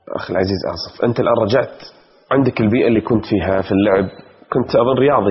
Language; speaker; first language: Arabic; native; Arabic